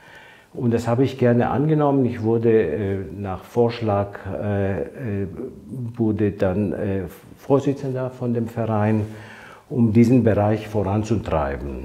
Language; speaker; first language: German; non-native, fluent; Greek